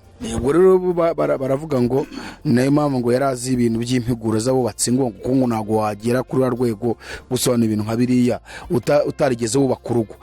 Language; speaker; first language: Kinyarwanda; native; Kinyarwanda